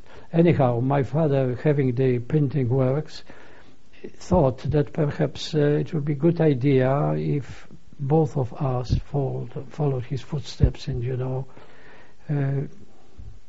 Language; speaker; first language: English; non-native, fluent; Polish